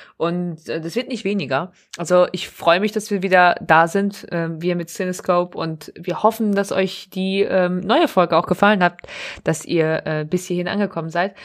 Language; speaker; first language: German; early bilingual, other home language; Polish